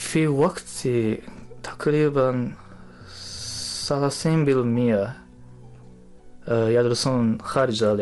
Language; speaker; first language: Arabic; non-native, learner; Japanese